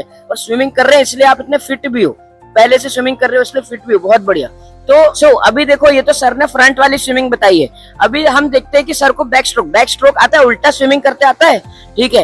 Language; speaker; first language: Hindi; native; Hindi